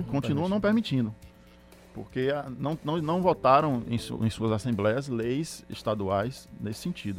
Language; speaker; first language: Portuguese; native; Portuguese